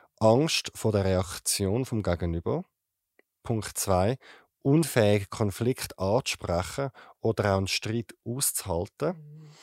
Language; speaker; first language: German; native; German